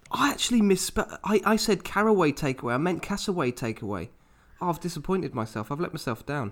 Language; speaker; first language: English; native; English